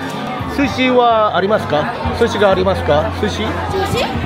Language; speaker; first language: Japanese; non-native, learner; Korean